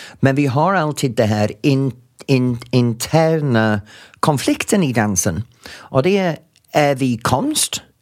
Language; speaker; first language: Swedish; non-native, fluent; English